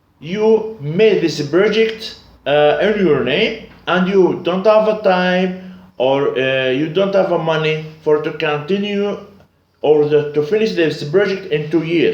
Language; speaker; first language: English; non-native, learner; Arabic